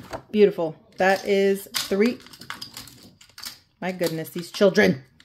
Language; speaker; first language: English; native; English